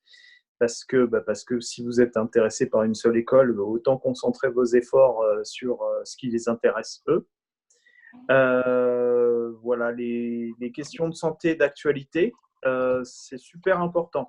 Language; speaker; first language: French; native; French